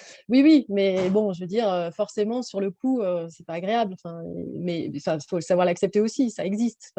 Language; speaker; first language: French; native; French